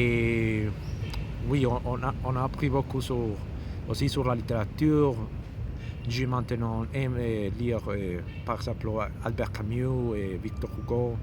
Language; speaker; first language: French; non-native, learner; Spanish